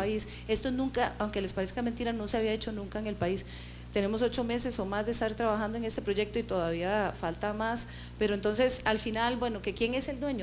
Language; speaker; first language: Spanish; native; Spanish